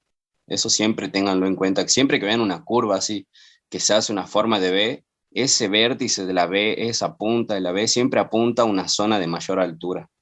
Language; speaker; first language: Spanish; native; Spanish